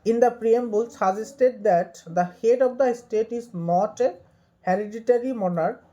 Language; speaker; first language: English; non-native, local second language; Assamese